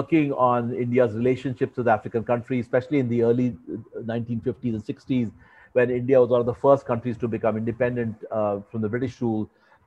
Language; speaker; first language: English; non-native, local second language; Hindi